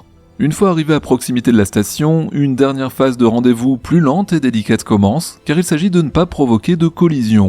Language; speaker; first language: French; native; French